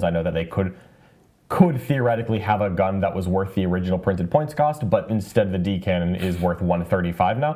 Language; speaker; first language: English; native; English